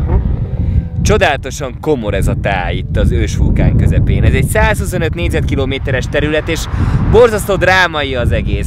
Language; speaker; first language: Hungarian; native; Hungarian